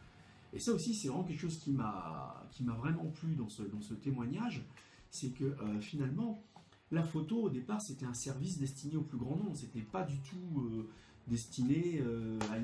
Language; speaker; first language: French; native; French